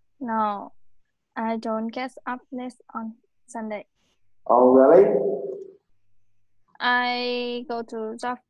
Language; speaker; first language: English; non-native, learner; Vietnamese